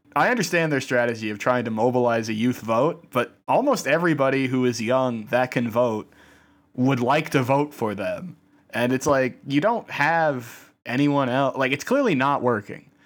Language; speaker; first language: English; native; English